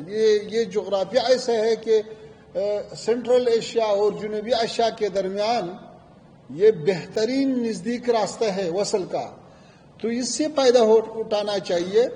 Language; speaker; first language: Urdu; non-native, fluent; Pashto